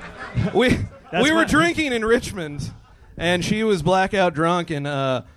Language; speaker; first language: English; native; English